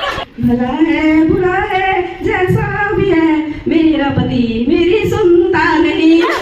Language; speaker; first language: Hindi; non-native, local second language; Marathi